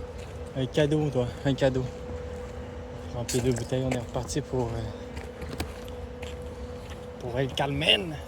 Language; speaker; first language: French; native; French